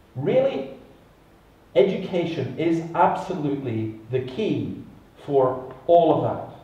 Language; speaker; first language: English; native; English